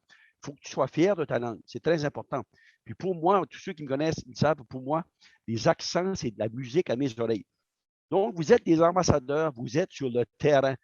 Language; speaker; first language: French; native; French